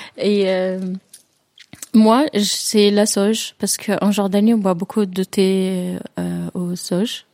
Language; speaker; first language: French; non-native, fluent; Arabic